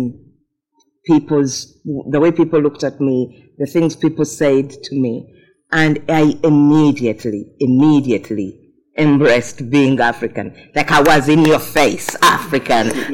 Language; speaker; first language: English; non-native, local second language; Ganda